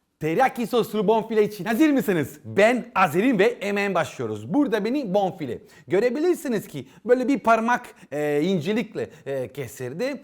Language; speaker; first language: Turkish; non-native, learner; Italian